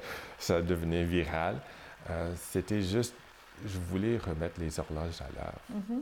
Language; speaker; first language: French; non-native, local second language; English